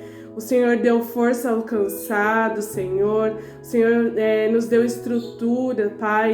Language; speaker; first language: Portuguese; native; Portuguese